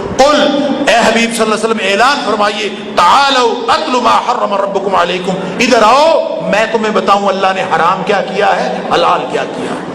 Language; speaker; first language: Urdu; non-native, local second language; Punjabi